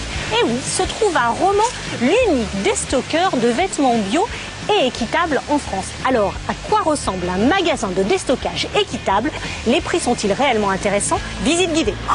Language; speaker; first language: French; native; French